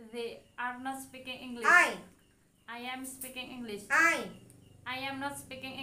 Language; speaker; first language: English; non-native, learner; Indonesian